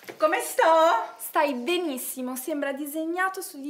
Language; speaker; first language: Italian; native; Italian